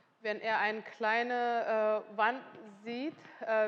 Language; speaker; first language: German; non-native, learner; Indonesian